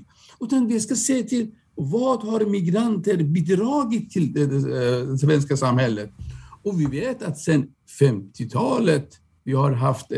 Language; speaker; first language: Swedish; non-native, fluent; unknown